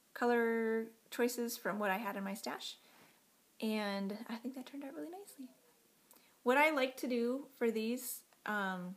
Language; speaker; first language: English; native; English